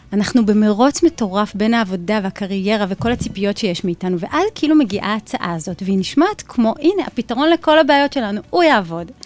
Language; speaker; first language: Hebrew; native; Hebrew